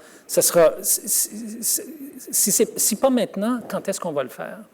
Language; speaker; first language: French; native; French